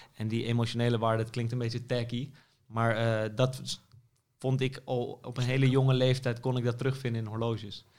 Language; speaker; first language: Dutch; native; Dutch